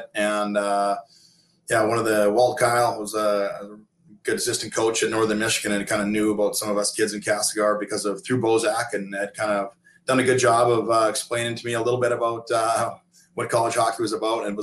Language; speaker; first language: English; native; English